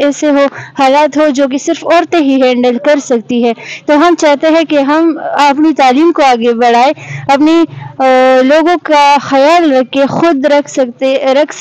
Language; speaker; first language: Hindi; non-native, fluent; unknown